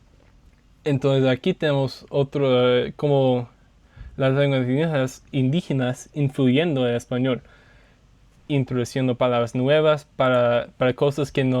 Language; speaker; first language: Spanish; non-native, learner; English